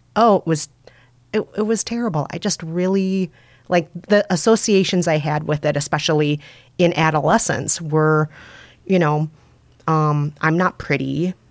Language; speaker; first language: English; native; English